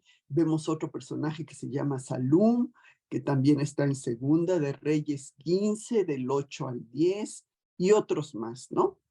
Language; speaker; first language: Spanish; native; Spanish